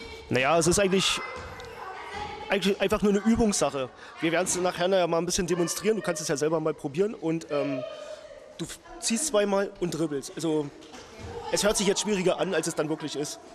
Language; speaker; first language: German; native; German